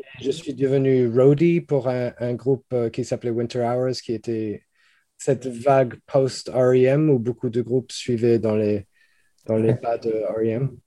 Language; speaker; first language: French; non-native, fluent; English